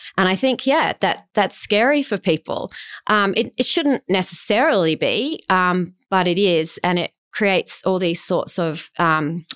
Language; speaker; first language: English; native; English